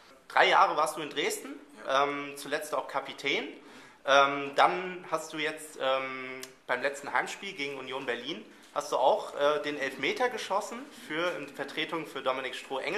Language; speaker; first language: German; native; German